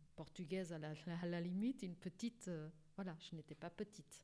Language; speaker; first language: French; early bilingual, other home language; Portuguese